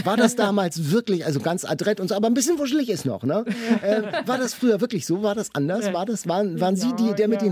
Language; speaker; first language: German; native; German